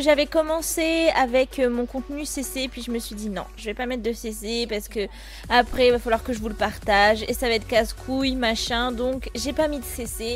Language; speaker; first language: French; native; French